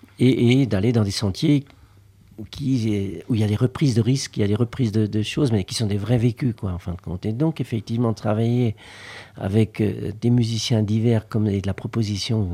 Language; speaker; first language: French; native; French